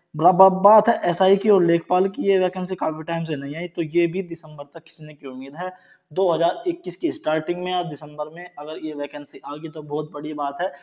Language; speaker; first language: Hindi; native; Hindi